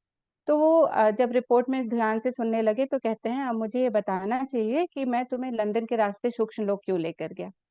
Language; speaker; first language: Hindi; native; Hindi